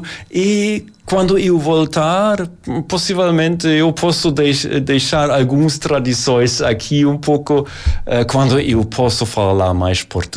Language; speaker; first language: Portuguese; non-native, learner; German